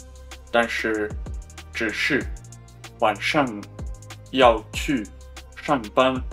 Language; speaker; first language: Chinese; non-native, learner; German